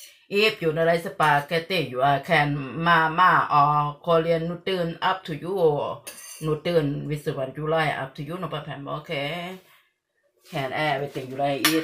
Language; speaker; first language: English; non-native, learner; Thai